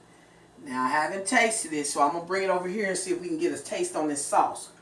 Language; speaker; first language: English; native; English